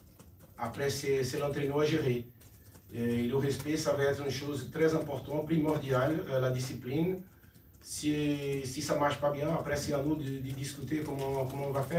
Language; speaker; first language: French; non-native, fluent; Portuguese